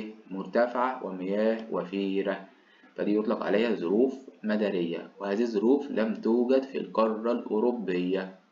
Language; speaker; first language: Arabic; native; Arabic